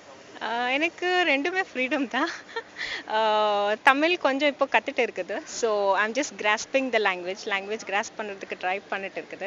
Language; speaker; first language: Tamil; non-native, learner; Kannada